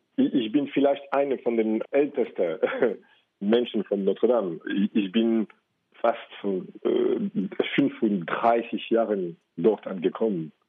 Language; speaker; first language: German; non-native, learner; French